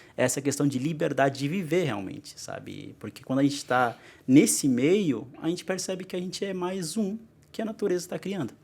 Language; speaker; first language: Portuguese; non-native, local second language; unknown